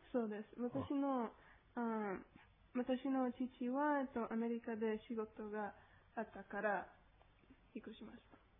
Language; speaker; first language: Japanese; non-native, learner; Spanish